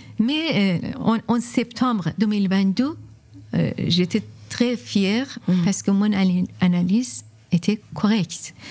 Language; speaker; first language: French; non-native, fluent; Persian